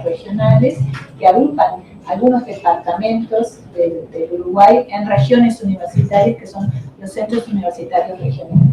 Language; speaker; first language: Spanish; native; Spanish